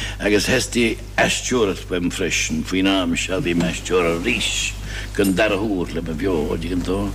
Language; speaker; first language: Irish; non-native, fluent; English